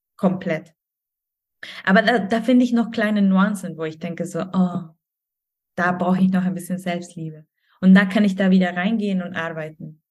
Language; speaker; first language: German; non-native, fluent; Spanish